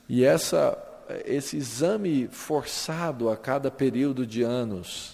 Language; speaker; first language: Portuguese; native; Portuguese